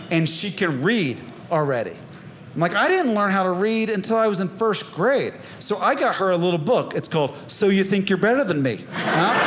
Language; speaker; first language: English; native; English